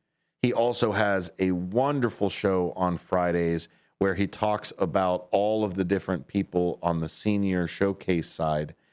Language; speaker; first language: English; native; English